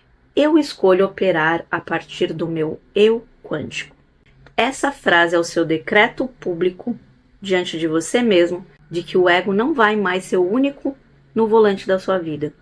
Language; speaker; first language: Portuguese; native; Portuguese